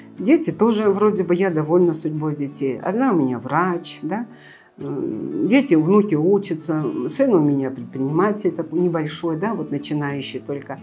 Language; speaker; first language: Russian; native; Russian